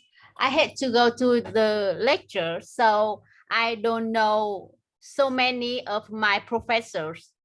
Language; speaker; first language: English; non-native, learner; Vietnamese